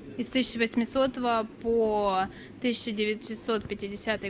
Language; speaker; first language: Russian; native; Russian